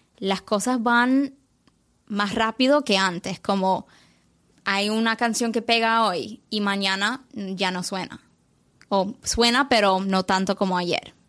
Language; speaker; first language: Spanish; early bilingual, heritage; English